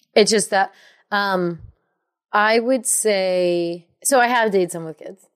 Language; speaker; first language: English; native; English